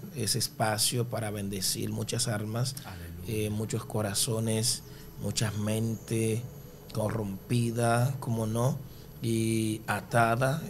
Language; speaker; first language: Spanish; early bilingual, other home language; Haitian Creole